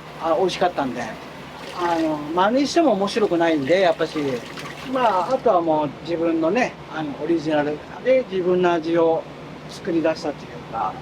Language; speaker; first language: Japanese; native; Japanese